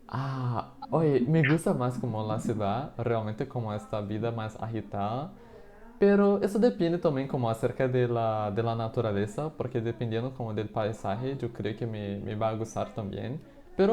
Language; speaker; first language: Spanish; non-native, fluent; Portuguese